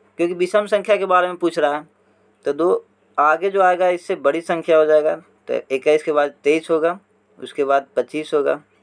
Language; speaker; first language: Hindi; native; Hindi